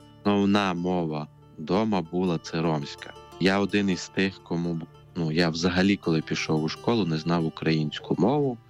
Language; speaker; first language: Ukrainian; non-native, local second language; Romany